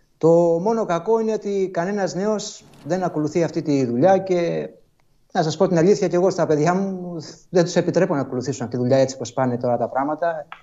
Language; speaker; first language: Greek; native; Greek